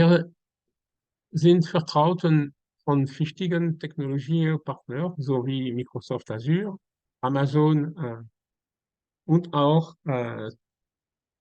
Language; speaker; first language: German; non-native, learner; French